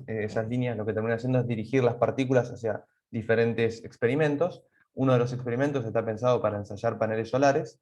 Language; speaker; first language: Spanish; native; Spanish